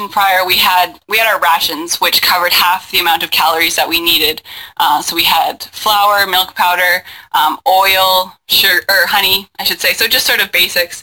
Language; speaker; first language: English; native; English